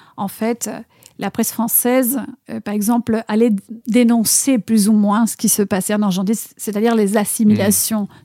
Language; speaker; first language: French; non-native, fluent; Spanish